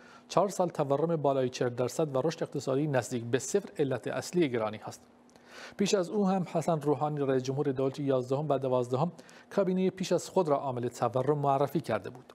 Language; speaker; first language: Persian; non-native, local second language; Kurdish